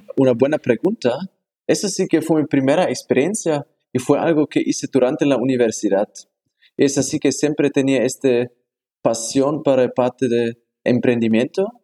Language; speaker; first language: Spanish; non-native, fluent; German